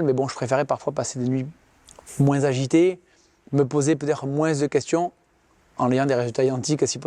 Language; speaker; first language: French; native; French